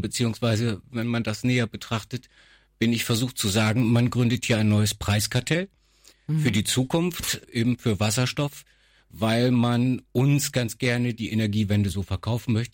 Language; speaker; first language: German; native; German